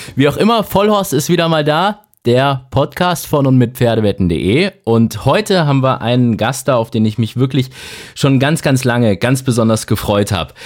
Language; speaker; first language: German; native; German